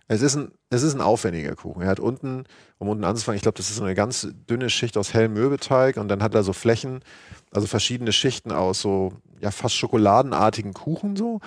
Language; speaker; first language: German; native; German